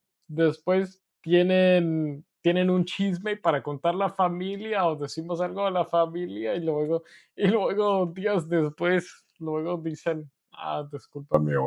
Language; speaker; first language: Spanish; non-native, learner; English